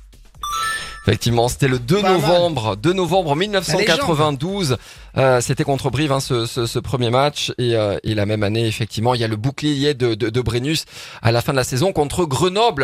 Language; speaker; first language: French; native; French